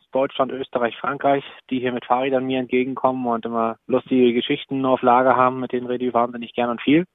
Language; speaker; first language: German; native; German